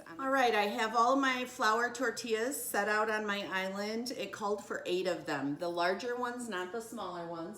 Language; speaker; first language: English; native; English